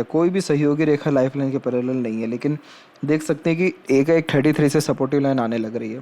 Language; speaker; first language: Hindi; native; Hindi